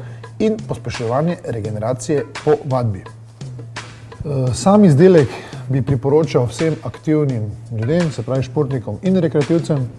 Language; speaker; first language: Slovenian; native; Slovenian